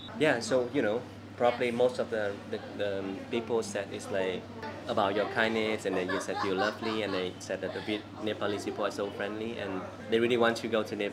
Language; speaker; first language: English; non-native, learner; Vietnamese